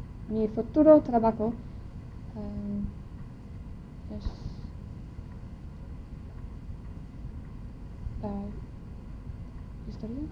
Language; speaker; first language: Spanish; non-native, learner; English